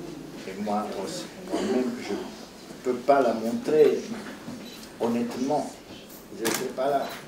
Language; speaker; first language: French; non-native, fluent; Italian